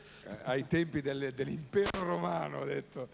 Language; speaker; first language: Italian; native; Italian